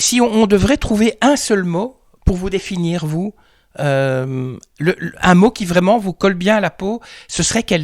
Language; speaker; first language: French; native; French